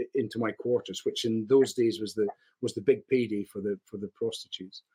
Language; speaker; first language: English; native; English